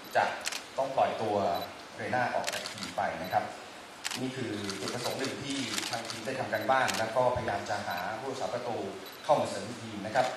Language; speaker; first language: Thai; native; Thai